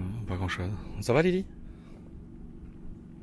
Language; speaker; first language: French; native; French